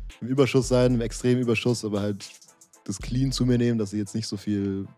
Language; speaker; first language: German; native; German